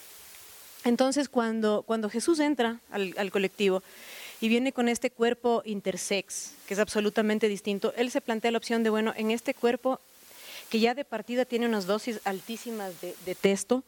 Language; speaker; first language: Spanish; native; Spanish